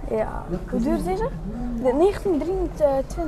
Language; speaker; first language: Dutch; early bilingual, other home language; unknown